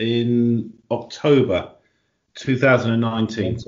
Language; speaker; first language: English; native; English